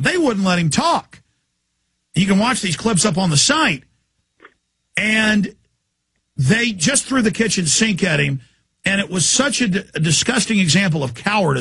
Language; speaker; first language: English; native; English